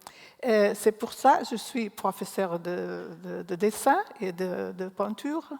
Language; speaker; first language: French; non-native, learner; Portuguese